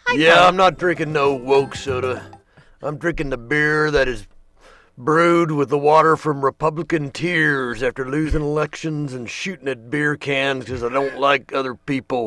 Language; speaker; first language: English; native; English